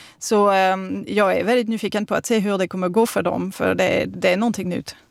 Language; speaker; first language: Swedish; non-native, fluent; French